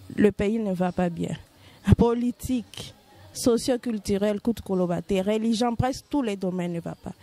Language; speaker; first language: French; non-native, local second language; Lingala